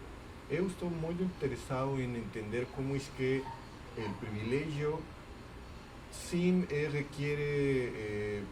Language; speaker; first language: Portuguese; non-native, fluent; Spanish